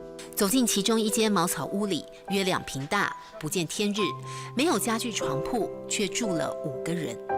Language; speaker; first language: Chinese; native; Chinese